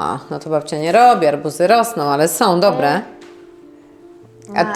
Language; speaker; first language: Polish; native; Polish